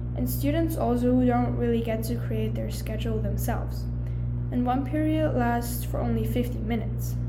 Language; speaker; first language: English; early bilingual, other home language; German